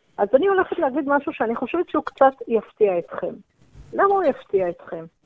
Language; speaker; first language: Hebrew; native; Hebrew